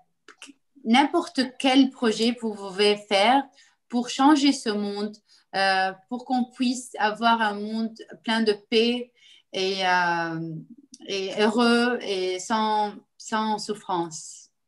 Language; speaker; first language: French; non-native, local second language; Arabic